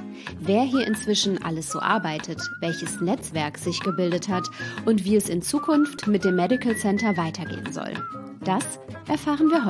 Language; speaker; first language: German; native; German